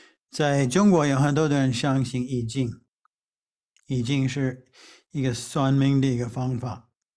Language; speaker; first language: Chinese; non-native, fluent; English